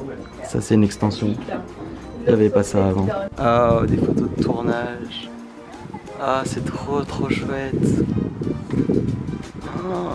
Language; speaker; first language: French; native; French